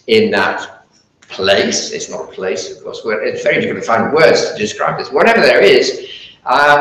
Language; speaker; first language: English; native; English